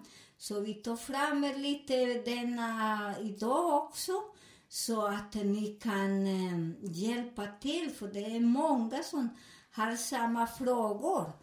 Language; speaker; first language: Swedish; non-native, fluent; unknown